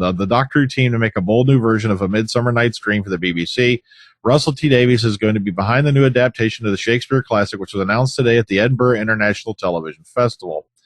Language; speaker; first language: English; native; English